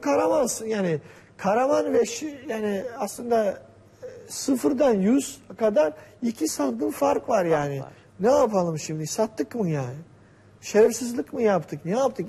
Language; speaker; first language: Turkish; non-native, fluent; Georgian